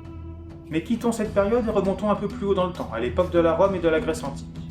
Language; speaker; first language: French; native; French